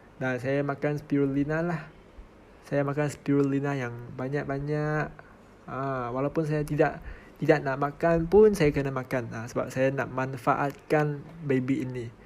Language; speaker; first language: Malay; non-native, local second language; Chinese